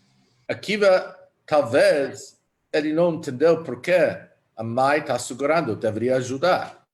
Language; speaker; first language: Portuguese; non-native, fluent; Hebrew